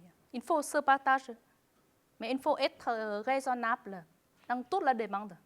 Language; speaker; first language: French; non-native, fluent; Vietnamese